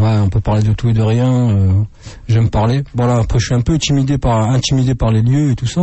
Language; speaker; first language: French; native; French